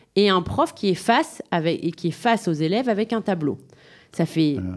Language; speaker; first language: French; native; French